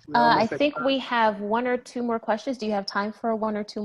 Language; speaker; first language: English; native; English